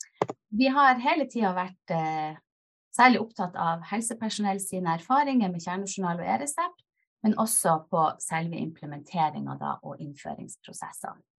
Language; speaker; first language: Norwegian; native; Norwegian